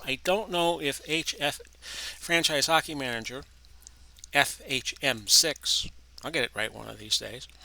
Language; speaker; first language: English; native; English